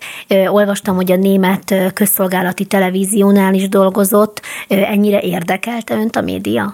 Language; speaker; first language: Hungarian; native; Hungarian